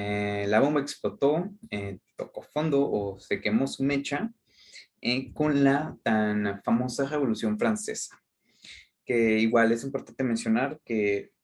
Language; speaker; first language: Spanish; native; Spanish